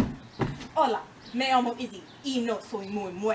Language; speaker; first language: Spanish; non-native, learner; English